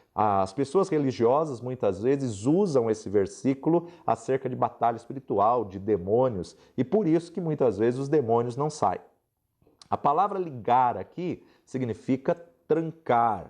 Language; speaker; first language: Portuguese; native; Portuguese